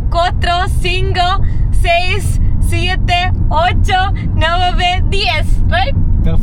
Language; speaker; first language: English; non-native, local second language; Malayalam